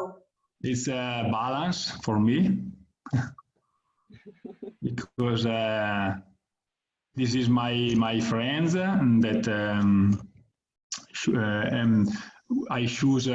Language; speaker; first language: English; non-native, learner; Italian